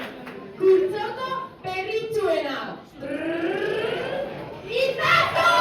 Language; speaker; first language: Basque; non-native, local second language; Spanish